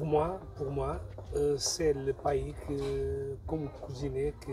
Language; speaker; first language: French; non-native, learner; Portuguese